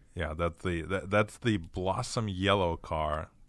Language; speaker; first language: English; early bilingual, other home language; Ukrainian